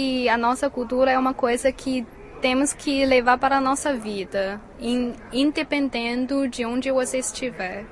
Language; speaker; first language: Portuguese; non-native, fluent; Chinese